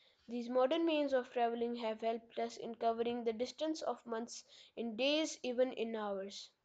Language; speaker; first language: English; non-native, local second language; Urdu